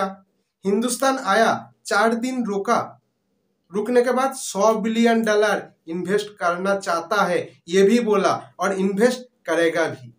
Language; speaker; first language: Hindi; non-native, local second language; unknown